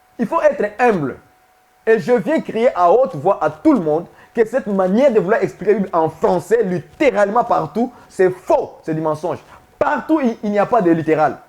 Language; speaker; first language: French; non-native, local second language; Swahili